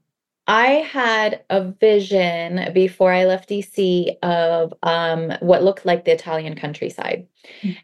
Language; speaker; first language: English; early bilingual, other home language; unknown